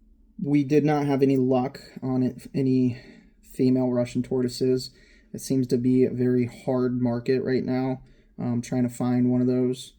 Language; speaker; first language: English; native; English